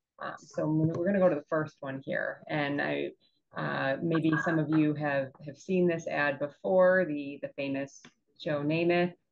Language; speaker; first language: English; native; English